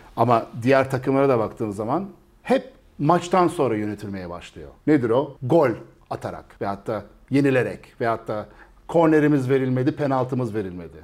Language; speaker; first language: Turkish; early bilingual, heritage; Turkish